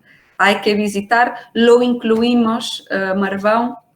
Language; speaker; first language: Spanish; non-native, fluent; Portuguese